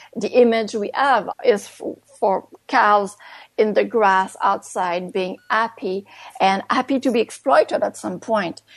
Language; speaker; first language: English; non-native, fluent; French